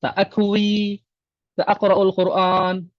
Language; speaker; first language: Arabic; non-native, fluent; Urdu